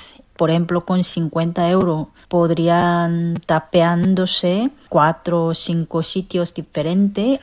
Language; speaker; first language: Spanish; non-native, fluent; Korean